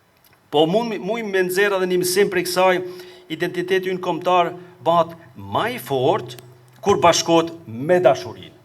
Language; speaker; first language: Albanian; native; Albanian